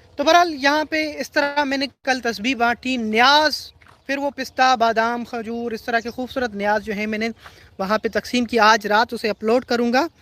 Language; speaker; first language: Urdu; non-native, local second language; Sindhi